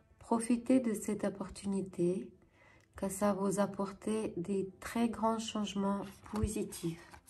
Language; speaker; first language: French; non-native, fluent; Ukrainian